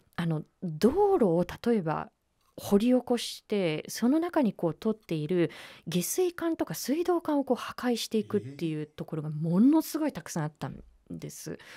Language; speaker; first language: Japanese; native; Japanese